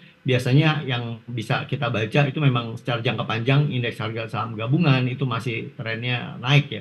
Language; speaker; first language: Indonesian; native; Indonesian